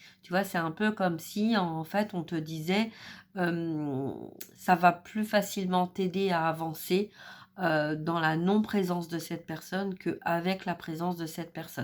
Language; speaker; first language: French; native; French